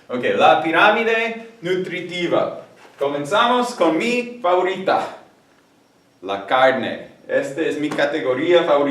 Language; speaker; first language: Spanish; non-native, fluent; English